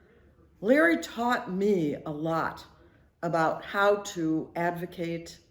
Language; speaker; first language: English; native; English